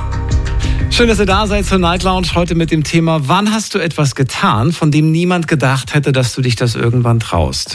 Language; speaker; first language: German; native; German